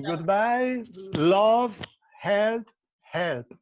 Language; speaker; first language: English; non-native, learner; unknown